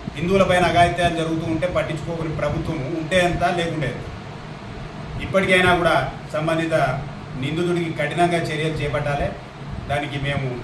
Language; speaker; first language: Telugu; native; Telugu